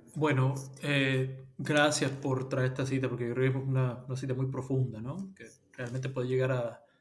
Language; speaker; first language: Spanish; early bilingual, heritage; Spanish